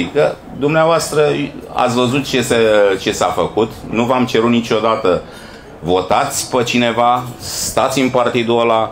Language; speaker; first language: Romanian; native; Romanian